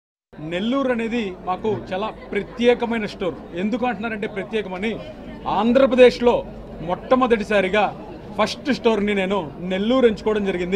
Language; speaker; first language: Telugu; native; Telugu